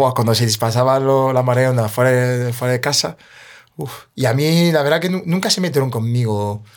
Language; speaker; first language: Spanish; non-native, fluent; French